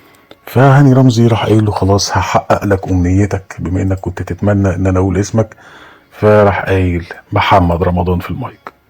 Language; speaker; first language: Arabic; native; Arabic